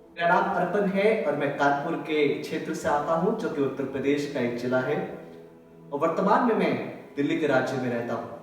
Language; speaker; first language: Hindi; native; Hindi